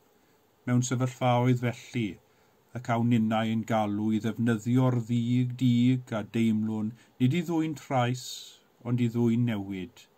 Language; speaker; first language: Welsh; native; Welsh